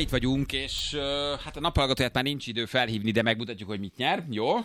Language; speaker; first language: Hungarian; native; Hungarian